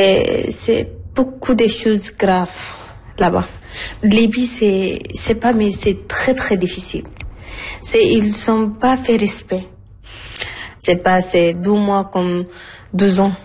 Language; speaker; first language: French; non-native, learner; Arabic